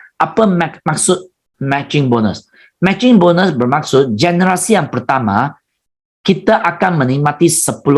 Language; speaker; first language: Malay; non-native, local second language; Chinese